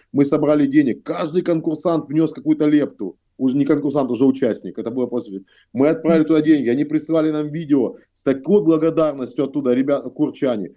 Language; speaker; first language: Russian; native; Russian